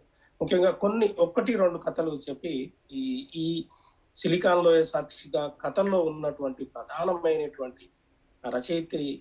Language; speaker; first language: Telugu; native; Telugu